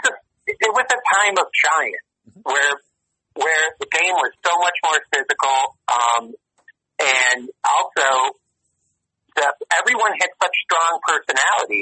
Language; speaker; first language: English; native; English